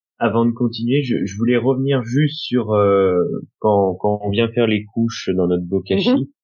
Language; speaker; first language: French; native; French